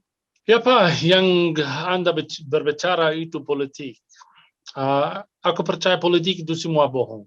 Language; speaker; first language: Indonesian; non-native, fluent; Arabic